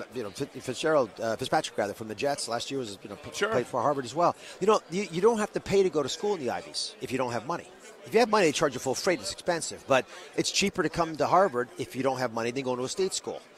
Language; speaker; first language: English; native; English